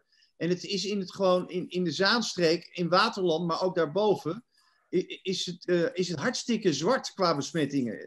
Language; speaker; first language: Dutch; native; Dutch